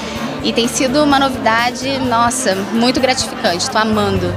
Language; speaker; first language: Portuguese; native; Portuguese